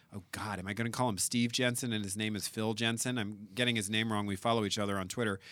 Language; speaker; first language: English; native; English